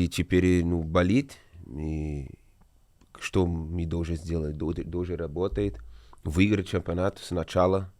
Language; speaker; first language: Russian; non-native, learner; Portuguese